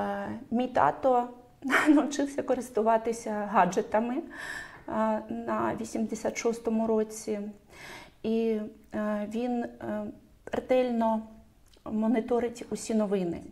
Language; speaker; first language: Ukrainian; non-native, local second language; Russian